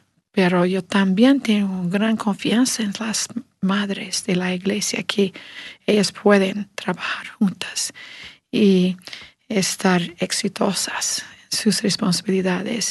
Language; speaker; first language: Spanish; non-native, learner; English